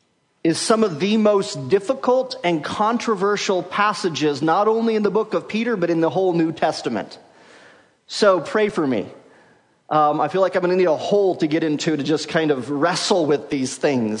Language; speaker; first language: English; native; English